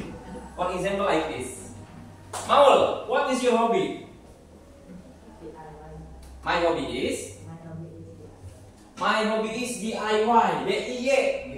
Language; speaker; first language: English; non-native, fluent; Indonesian